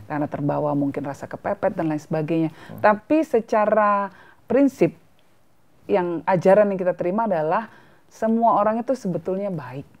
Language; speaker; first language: Indonesian; native; Indonesian